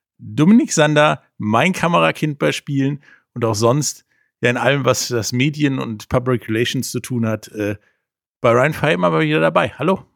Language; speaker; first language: German; native; German